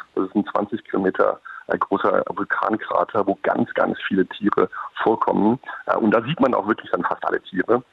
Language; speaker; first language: German; native; German